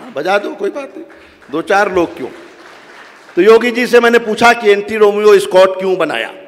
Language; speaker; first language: Hindi; native; Hindi